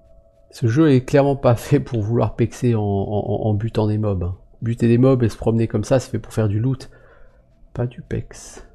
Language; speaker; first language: French; native; French